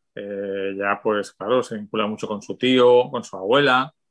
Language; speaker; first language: Spanish; native; Spanish